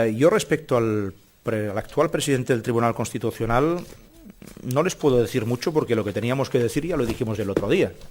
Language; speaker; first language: Spanish; non-native, local second language; Catalan